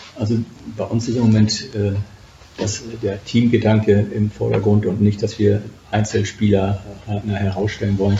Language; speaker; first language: German; native; German